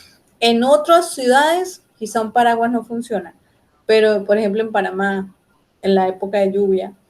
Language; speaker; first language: Spanish; native; Spanish